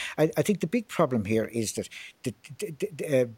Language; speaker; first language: English; native; English